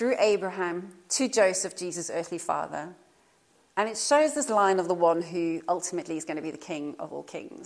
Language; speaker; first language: English; native; English